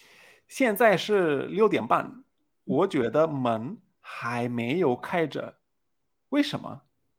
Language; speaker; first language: Chinese; non-native, learner; Spanish